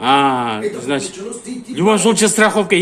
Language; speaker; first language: Russian; non-native, local second language; Kyrgyz